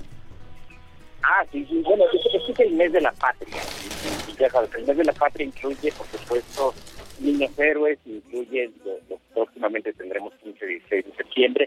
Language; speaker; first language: Spanish; native; Spanish